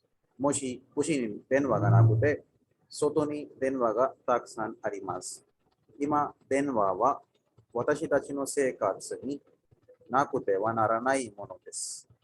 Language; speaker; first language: Japanese; non-native, fluent; Urdu